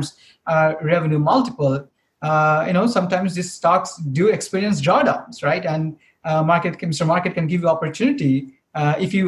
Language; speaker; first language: English; non-native, local second language; Bangla